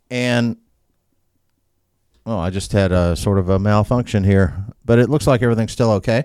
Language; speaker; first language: English; native; English